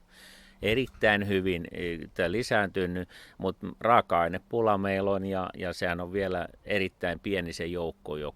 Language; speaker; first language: Finnish; native; Finnish